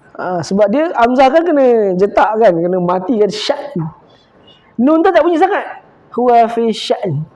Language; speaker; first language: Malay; native; Malay